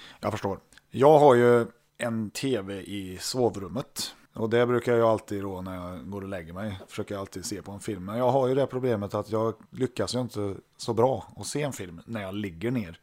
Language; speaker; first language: Swedish; native; Swedish